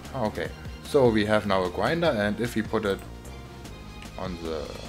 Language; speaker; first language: English; non-native, learner; German